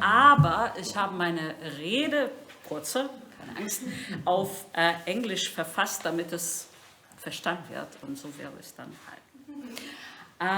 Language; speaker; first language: German; non-native, fluent; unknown